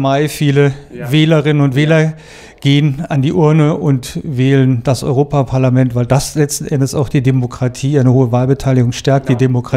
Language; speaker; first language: German; native; German